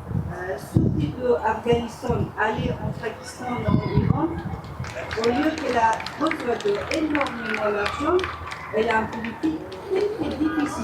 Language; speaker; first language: French; non-native, learner; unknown